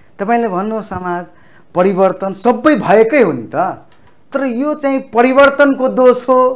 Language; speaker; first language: Nepali; non-native, local second language; Maithili